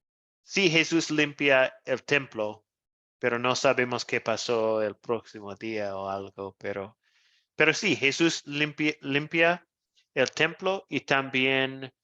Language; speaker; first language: Spanish; non-native, fluent; English